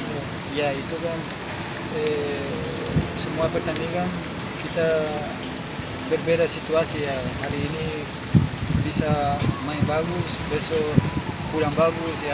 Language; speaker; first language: Indonesian; non-native, fluent; Spanish